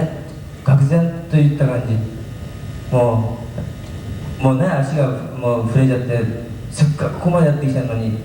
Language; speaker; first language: Japanese; native; Japanese